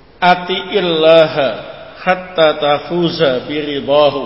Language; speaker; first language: Arabic; non-native, learner; Indonesian